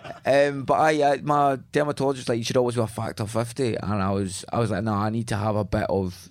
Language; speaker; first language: English; native; English